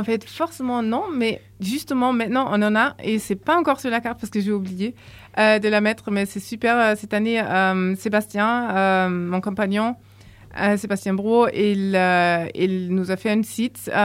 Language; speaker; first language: French; non-native, fluent; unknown